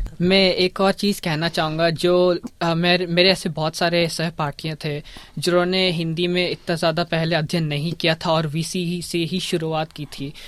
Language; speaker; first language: Hindi; early bilingual, heritage; Hindi